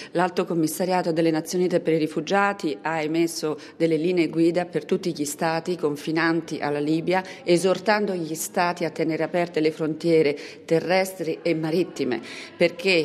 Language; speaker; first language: Italian; native; Italian